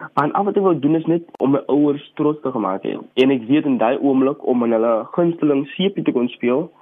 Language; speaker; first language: Afrikaans; native; Afrikaans